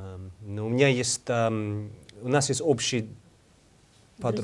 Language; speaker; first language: Russian; non-native, learner; English